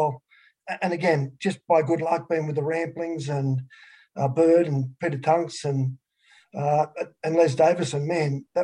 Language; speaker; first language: English; native; English